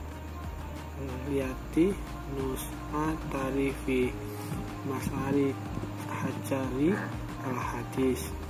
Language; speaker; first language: Arabic; non-native, learner; Indonesian